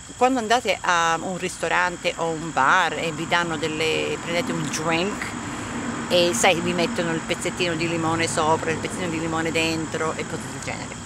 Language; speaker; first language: Italian; early bilingual, heritage; Italian